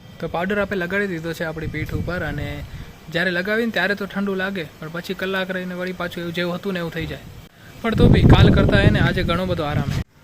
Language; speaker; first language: Gujarati; native; Gujarati